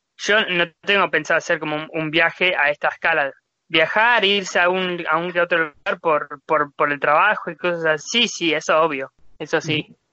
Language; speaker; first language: Spanish; early bilingual, heritage; Spanish